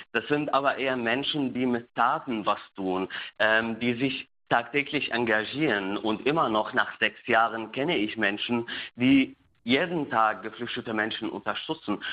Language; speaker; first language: German; non-native, fluent; Arabic